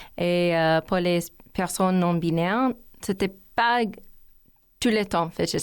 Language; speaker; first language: French; non-native, learner; English